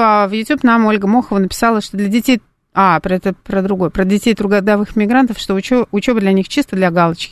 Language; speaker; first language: Russian; native; Russian